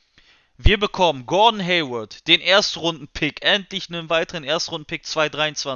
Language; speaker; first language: German; native; German